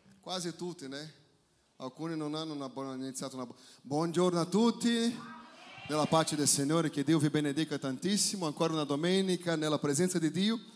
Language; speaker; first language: Italian; non-native, fluent; Portuguese